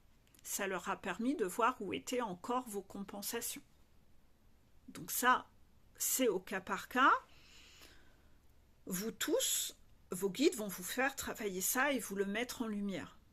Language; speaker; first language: French; native; French